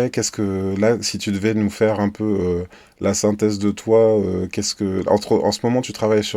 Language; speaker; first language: French; native; French